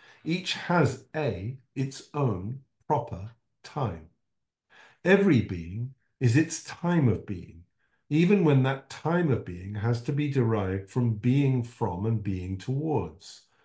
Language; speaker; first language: English; native; English